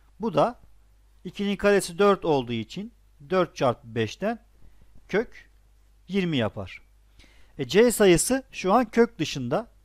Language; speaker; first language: Turkish; native; Turkish